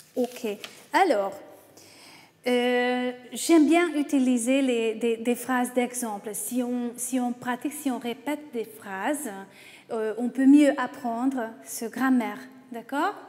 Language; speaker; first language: French; non-native, fluent; Hungarian